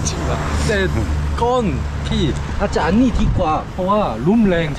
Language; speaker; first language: Thai; non-native, learner; Korean